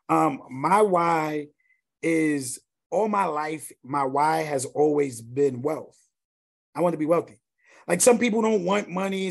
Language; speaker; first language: English; native; English